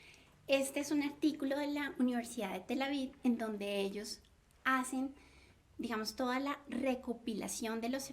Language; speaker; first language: Spanish; native; Spanish